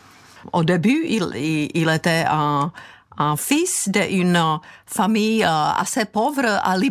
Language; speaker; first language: French; non-native, fluent; Czech